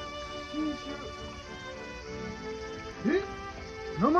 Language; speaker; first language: Japanese; native; Japanese